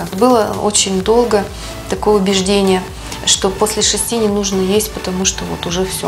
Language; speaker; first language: Russian; native; Russian